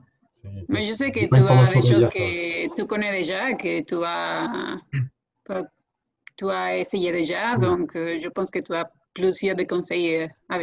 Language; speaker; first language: French; non-native, fluent; Spanish